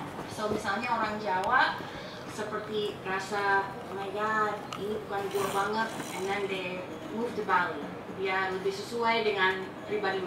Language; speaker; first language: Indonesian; non-native, fluent; English